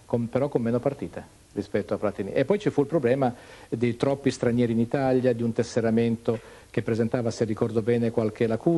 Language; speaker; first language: Italian; native; Italian